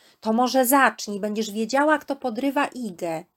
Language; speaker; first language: Polish; native; Polish